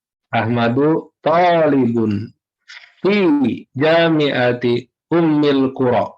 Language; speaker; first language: Arabic; non-native, learner; Indonesian